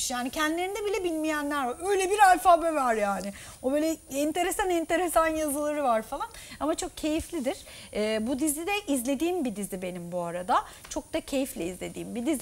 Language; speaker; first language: Turkish; native; Turkish